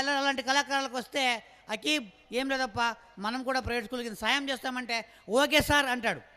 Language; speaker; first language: Telugu; non-native, local second language; Kannada